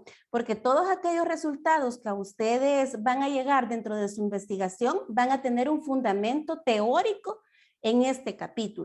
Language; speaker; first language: Spanish; native; Spanish